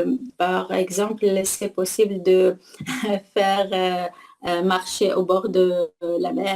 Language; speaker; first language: French; non-native, learner; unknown